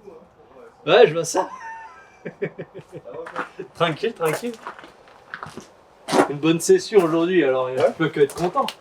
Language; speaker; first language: French; native; French